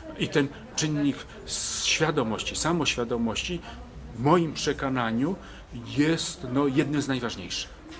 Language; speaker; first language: Polish; native; Polish